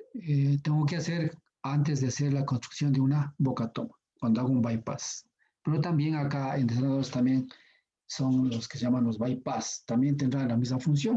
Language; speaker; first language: Spanish; native; Spanish